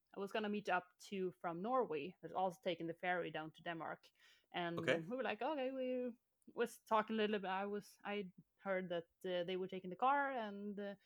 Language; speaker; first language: English; non-native, fluent; Swedish